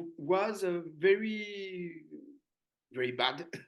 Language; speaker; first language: English; non-native, learner; French